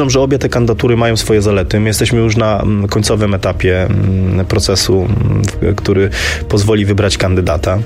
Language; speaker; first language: Polish; native; Polish